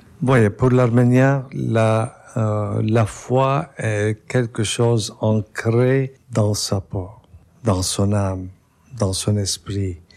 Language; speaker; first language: French; non-native, local second language; Armenian